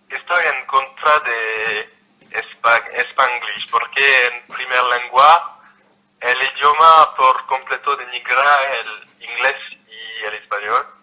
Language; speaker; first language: Spanish; non-native, learner; French